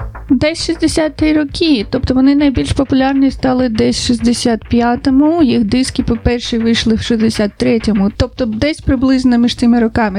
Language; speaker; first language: Ukrainian; native; Ukrainian